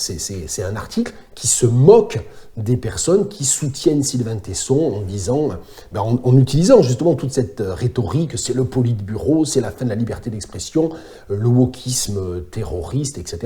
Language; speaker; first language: French; native; French